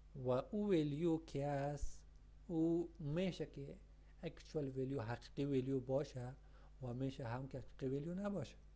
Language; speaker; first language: Persian; non-native, local second language; Pashto